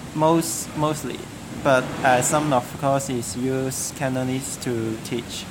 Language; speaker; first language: English; non-native, learner; Cantonese